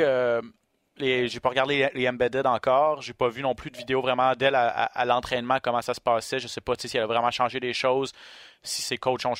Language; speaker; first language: French; native; French